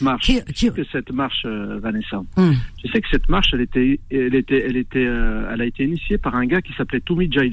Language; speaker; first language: French; early bilingual, other home language; Arabic